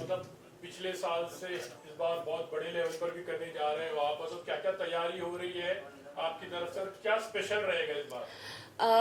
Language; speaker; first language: Hindi; native; Hindi